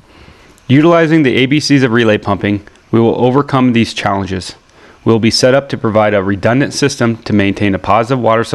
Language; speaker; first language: English; native; English